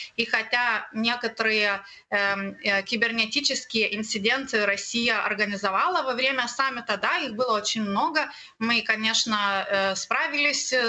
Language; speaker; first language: Russian; non-native, fluent; Lithuanian